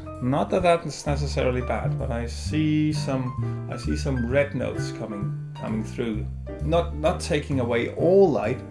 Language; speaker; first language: English; non-native, fluent; Danish